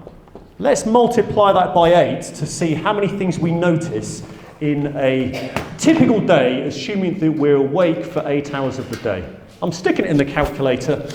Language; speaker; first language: English; native; English